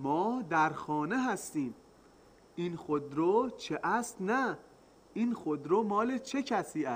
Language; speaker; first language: Persian; non-native, fluent; Arabic